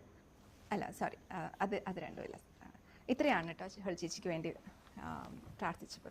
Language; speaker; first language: Malayalam; native; Malayalam